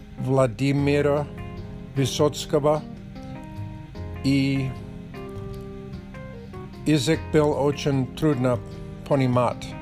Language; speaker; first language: Russian; non-native, learner; English